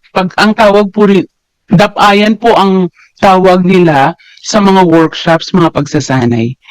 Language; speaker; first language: Filipino; native; Filipino